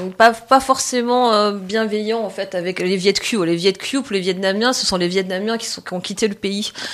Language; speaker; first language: French; native; French